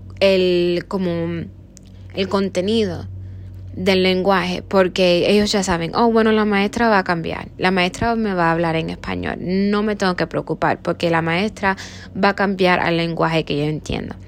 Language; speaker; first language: Spanish; early bilingual, heritage; Spanish